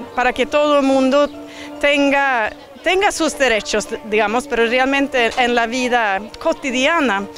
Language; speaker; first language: Spanish; non-native, fluent; Swedish